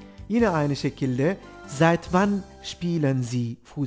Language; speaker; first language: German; non-native, fluent; Turkish